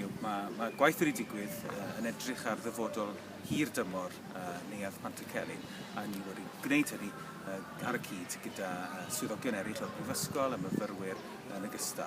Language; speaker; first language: Welsh; native; Welsh